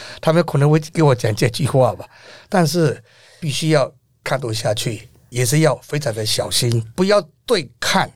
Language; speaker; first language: Chinese; non-native, fluent; Burmese